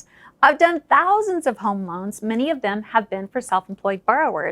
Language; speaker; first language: English; native; English